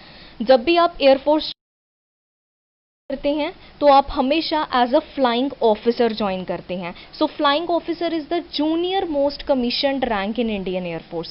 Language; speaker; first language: Hindi; native; Hindi